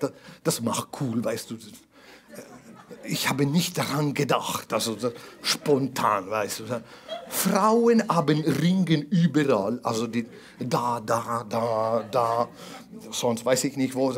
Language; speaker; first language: German; non-native, fluent; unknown